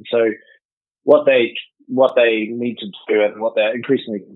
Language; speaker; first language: English; native; English